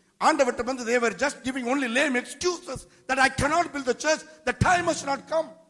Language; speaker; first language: English; non-native, local second language; Tamil